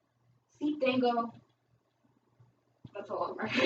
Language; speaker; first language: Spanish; non-native, learner; English